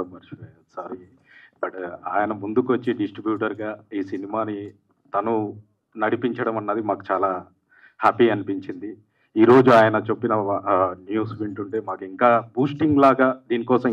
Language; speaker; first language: Telugu; native; Telugu